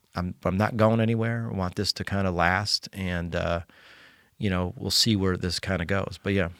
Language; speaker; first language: English; native; English